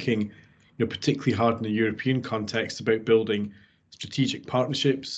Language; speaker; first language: English; native; English